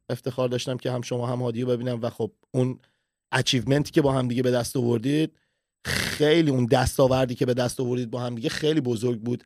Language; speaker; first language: Persian; early bilingual, heritage; Persian